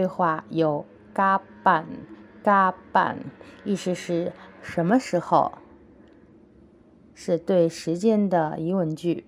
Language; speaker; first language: Chinese; non-native, local second language; Indonesian